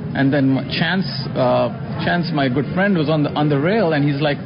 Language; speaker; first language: English; non-native, local second language; Hindi